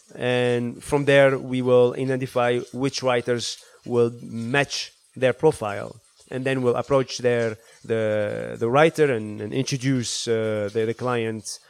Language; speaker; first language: English; early bilingual, other home language; Arabic